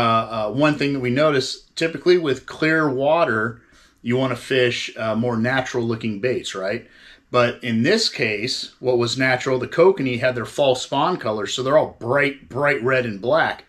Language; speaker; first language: English; native; English